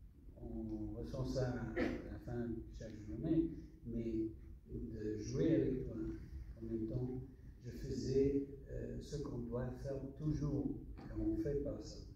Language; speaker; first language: French; non-native, fluent; English